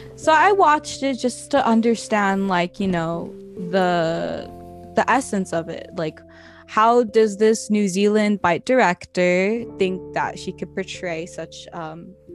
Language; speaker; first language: English; early bilingual, other home language; Filipino